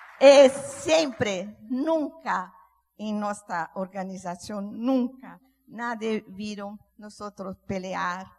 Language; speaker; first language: Spanish; non-native, learner; Portuguese